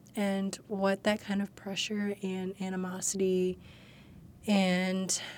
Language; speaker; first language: English; native; English